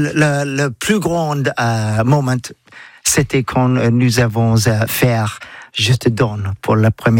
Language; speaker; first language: French; non-native, learner; English